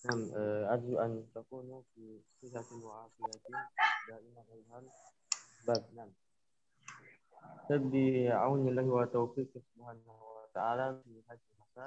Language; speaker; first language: Arabic; non-native, local second language; Indonesian